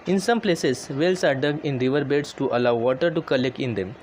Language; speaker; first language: English; non-native, local second language; Marathi